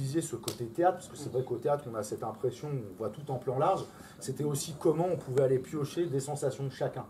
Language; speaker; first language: French; native; French